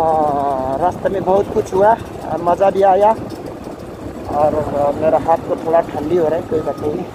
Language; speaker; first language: Hindi; non-native, learner; Nepali